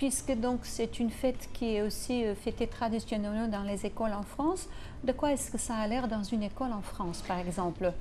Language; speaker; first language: French; non-native, fluent; Macedonian